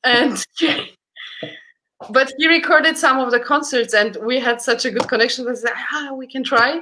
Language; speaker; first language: English; early bilingual, other home language; Romanian